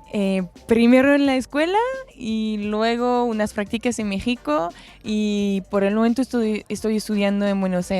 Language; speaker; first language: Spanish; non-native, fluent; French